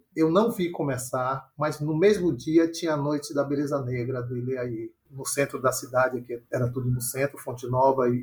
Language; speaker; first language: Portuguese; native; Portuguese